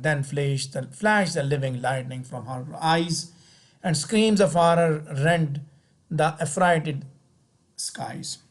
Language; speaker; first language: English; non-native, local second language; Urdu